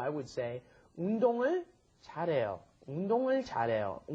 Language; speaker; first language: Korean; non-native, fluent; English